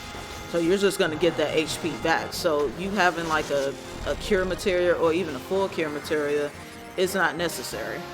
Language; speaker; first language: English; native; English